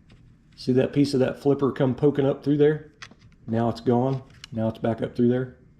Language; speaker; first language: English; native; English